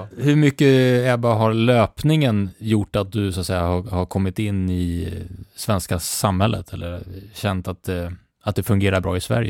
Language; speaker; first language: Swedish; native; Swedish